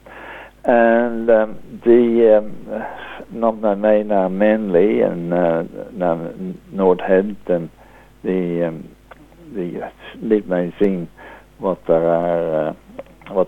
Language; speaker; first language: Dutch; native; Dutch